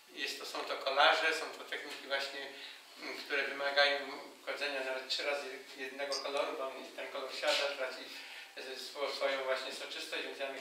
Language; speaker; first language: Polish; native; Polish